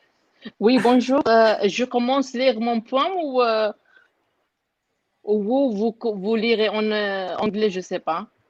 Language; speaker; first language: French; non-native, learner; Turkish